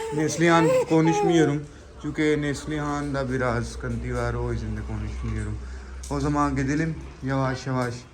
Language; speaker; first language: Turkish; non-native, learner; Urdu